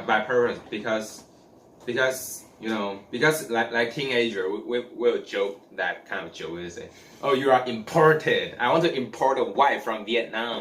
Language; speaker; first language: English; non-native, learner; Chinese